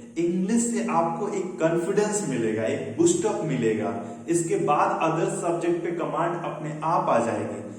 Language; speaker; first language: Hindi; non-native, local second language; Bhojpuri